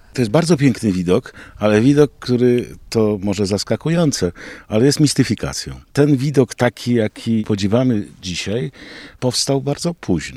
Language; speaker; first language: Polish; native; Polish